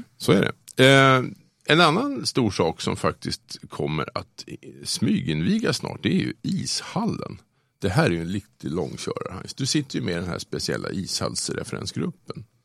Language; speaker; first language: Swedish; native; Swedish